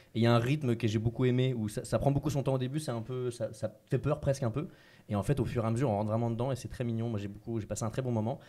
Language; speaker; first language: French; native; French